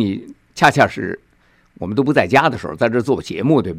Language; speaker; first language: Chinese; native; Chinese